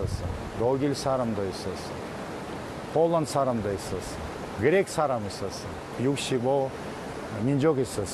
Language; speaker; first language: Korean; non-native, fluent; Russian